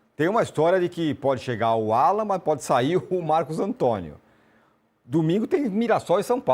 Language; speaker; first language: Portuguese; native; Portuguese